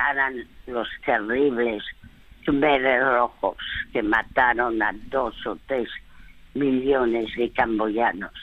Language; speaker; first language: Spanish; early bilingual, other home language; French